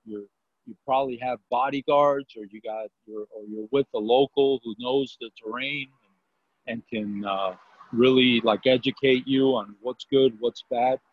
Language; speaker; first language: English; native; English